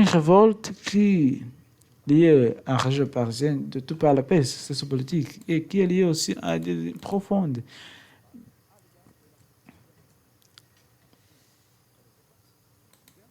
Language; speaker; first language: French; non-native, learner; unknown